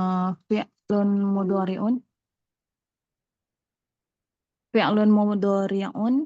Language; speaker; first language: Arabic; non-native, learner; Indonesian